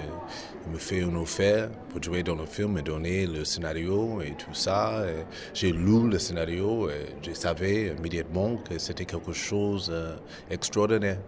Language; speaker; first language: French; non-native, fluent; English